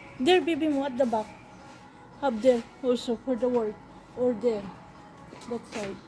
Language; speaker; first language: English; non-native, learner; Filipino